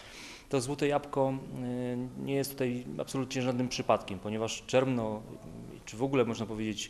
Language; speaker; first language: Polish; native; Polish